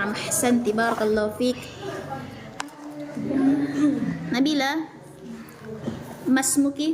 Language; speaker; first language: Arabic; non-native, fluent; Indonesian